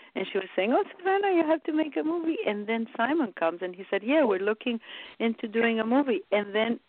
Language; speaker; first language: English; early bilingual, other home language; Romanian